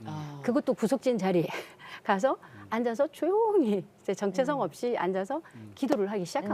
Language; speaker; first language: Korean; native; Korean